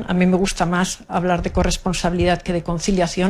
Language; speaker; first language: Spanish; native; Spanish